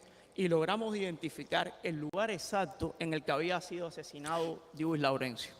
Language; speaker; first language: Spanish; native; Spanish